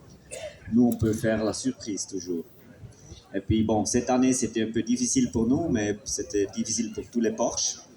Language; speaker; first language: French; non-native, fluent; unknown